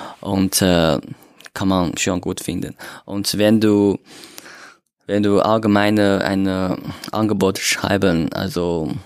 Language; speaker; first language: German; non-native, learner; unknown